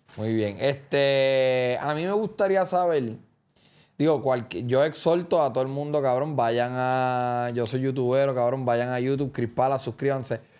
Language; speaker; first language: Spanish; native; Spanish